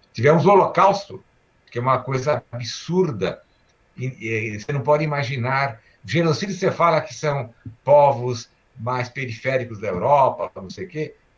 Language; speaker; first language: Portuguese; early bilingual, other home language; Armenian